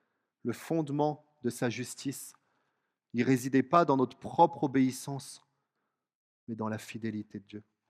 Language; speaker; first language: French; native; French